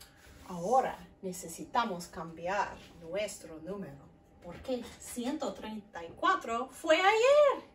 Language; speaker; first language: Spanish; non-native, fluent; English